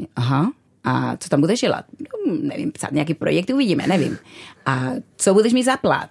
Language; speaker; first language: Czech; non-native, fluent; Spanish